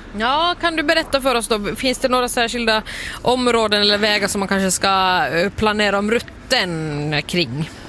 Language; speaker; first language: Swedish; native; Swedish